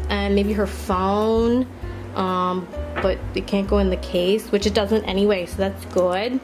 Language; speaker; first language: English; native; English